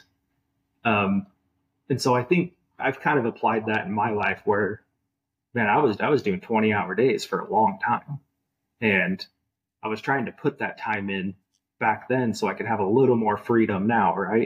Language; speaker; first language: English; native; English